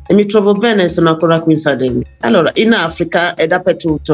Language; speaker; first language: Italian; non-native, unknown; English